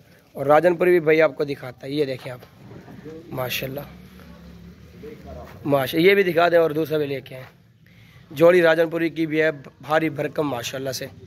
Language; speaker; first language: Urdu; non-native, local second language; Saraiki